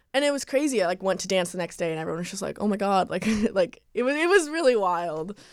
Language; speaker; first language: English; native; English